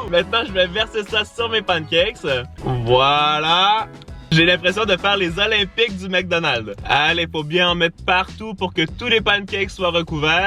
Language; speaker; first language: French; native; French